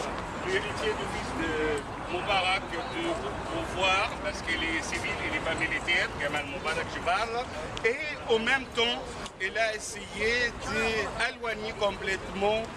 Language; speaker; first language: French; non-native, fluent; Arabic